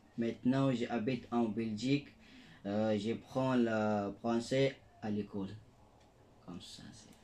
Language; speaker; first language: French; non-native, learner; Pashto